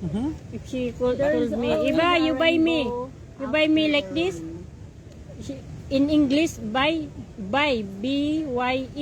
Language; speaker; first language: English; non-native, learner; Filipino